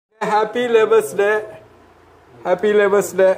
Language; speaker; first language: Hindi; non-native, learner; Malayalam